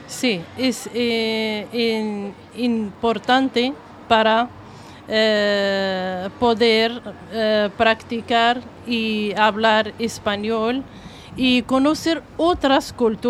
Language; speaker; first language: Spanish; non-native, learner; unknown